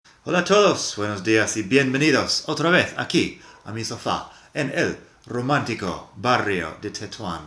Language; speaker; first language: Spanish; non-native, fluent; English